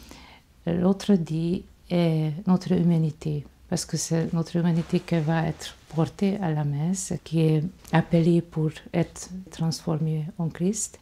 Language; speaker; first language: French; non-native, fluent; Hungarian